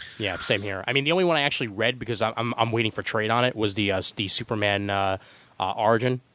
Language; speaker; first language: English; native; English